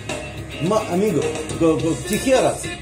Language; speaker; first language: Spanish; non-native, learner; Russian